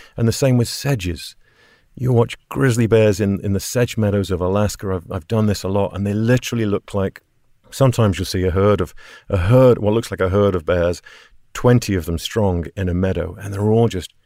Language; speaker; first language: English; native; English